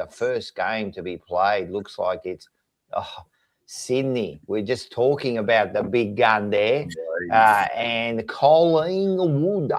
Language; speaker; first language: English; native; English